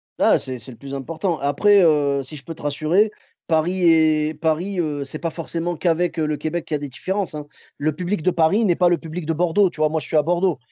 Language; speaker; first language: French; early bilingual, other home language; Arabic